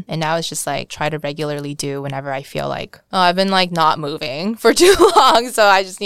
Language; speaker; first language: English; early bilingual, other home language; Vietnamese